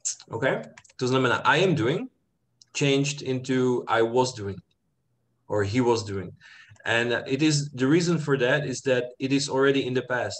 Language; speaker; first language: English; non-native, fluent; Czech